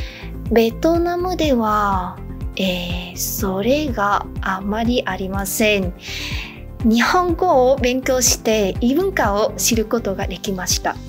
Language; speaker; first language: Japanese; non-native, learner; Vietnamese